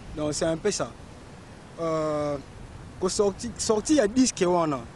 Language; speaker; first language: French; non-native, local second language; Lingala